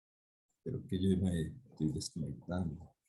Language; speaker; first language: Spanish; native; Spanish